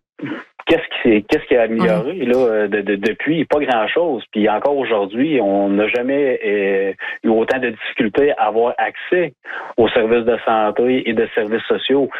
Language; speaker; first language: French; native; French